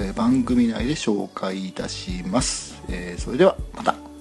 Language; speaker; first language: Japanese; native; Japanese